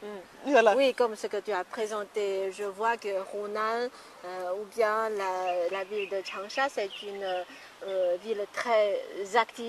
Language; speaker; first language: French; non-native, fluent; Chinese